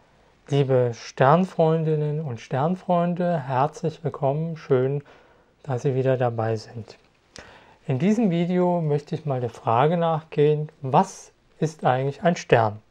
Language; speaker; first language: German; native; German